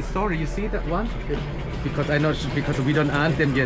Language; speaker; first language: English; non-native, fluent; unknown